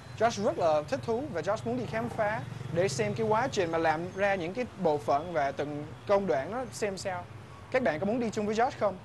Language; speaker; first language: Vietnamese; non-native, fluent; English